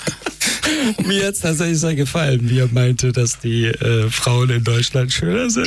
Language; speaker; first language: German; early bilingual, other home language; Persian